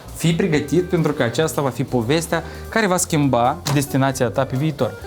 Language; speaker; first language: Romanian; native; Romanian